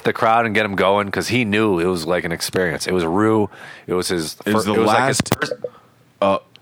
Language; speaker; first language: English; native; English